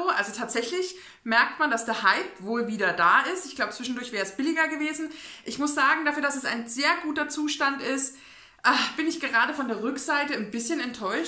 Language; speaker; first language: German; native; German